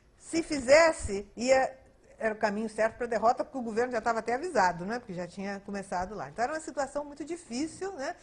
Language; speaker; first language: Portuguese; early bilingual, other home language; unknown